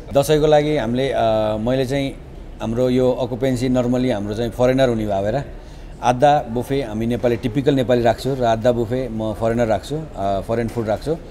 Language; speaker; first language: Nepali; native; Nepali